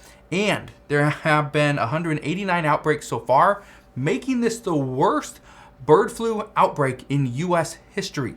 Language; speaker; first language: English; native; English